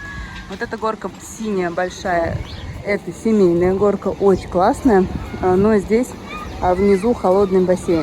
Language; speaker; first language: Russian; native; Russian